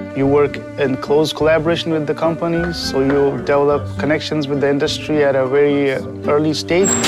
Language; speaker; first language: English; non-native, local second language; Kashmiri